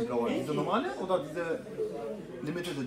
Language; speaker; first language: German; early bilingual, other home language; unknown